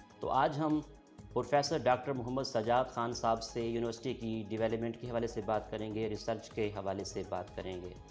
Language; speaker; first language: Urdu; native; Urdu